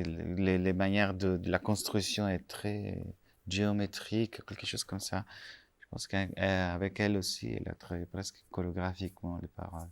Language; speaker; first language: French; non-native, fluent; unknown